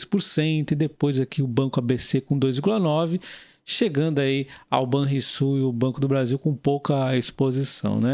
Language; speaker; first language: Portuguese; native; Portuguese